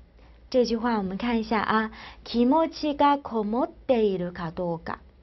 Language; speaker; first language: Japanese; non-native, fluent; Chinese